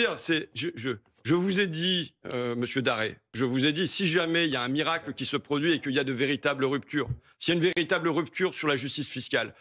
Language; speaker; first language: French; native; French